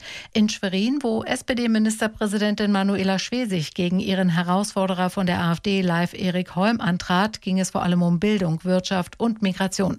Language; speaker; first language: German; native; German